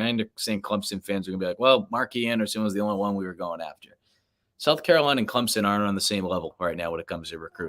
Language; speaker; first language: English; native; English